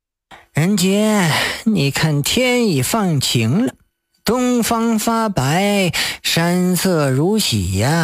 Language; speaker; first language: Chinese; native; Chinese